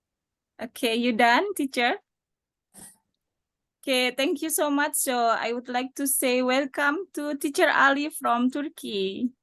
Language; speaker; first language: English; non-native, learner; Indonesian